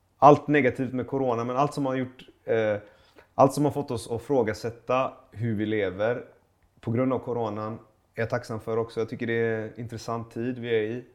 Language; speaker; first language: Swedish; early bilingual, other home language; Persian